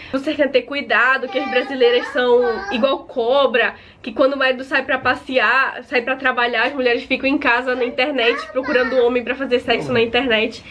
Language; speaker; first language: Portuguese; native; Portuguese